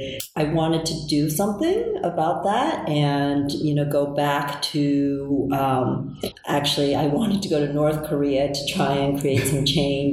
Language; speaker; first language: English; early bilingual, other home language; Korean